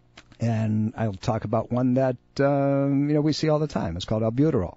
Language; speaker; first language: English; native; English